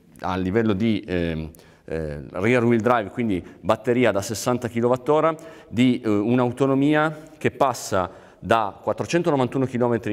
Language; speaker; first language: Italian; native; Italian